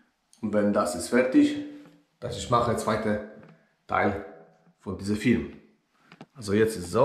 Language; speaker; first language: German; non-native, learner; Polish